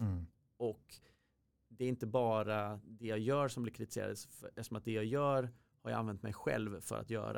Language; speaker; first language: Swedish; native; Swedish